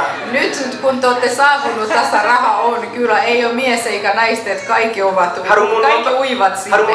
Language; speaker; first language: Finnish; non-native, fluent; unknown